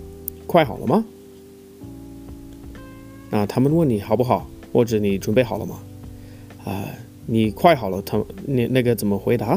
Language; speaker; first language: Chinese; non-native, fluent; English